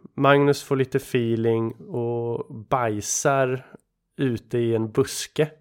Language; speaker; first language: Swedish; native; Swedish